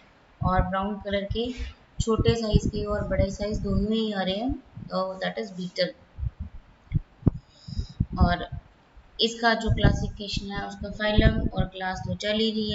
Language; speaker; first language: Hindi; native; Hindi